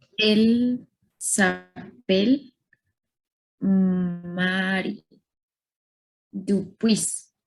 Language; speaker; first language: French; non-native, learner; Spanish